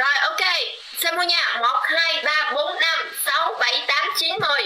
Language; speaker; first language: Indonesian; non-native, learner; Vietnamese